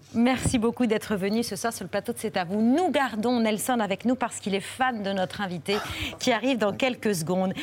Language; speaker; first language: French; native; French